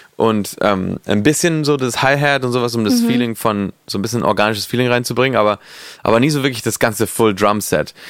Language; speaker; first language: German; non-native, fluent; Spanish